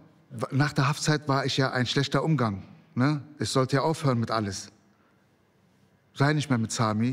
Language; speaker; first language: German; early bilingual, other home language; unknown